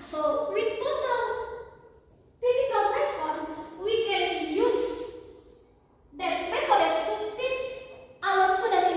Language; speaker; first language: English; non-native, fluent; Indonesian